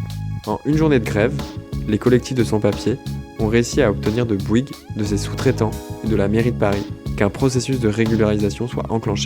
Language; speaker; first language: French; native; French